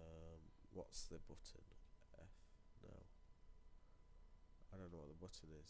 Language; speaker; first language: English; native; English